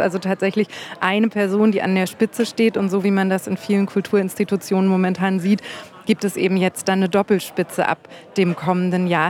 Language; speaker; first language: German; native; German